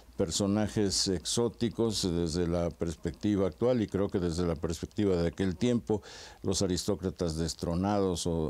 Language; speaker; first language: Spanish; native; Spanish